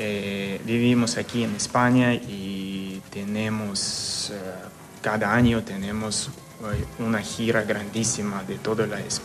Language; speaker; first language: Spanish; non-native, fluent; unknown